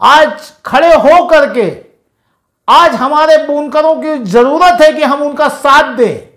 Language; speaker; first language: Hindi; non-native, local second language; Urdu